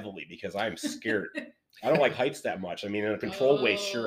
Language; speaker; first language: English; native; English